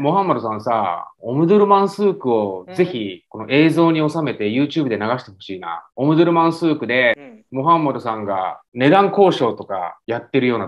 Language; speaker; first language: Japanese; native; Japanese